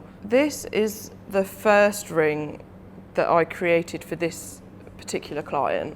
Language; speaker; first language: English; native; English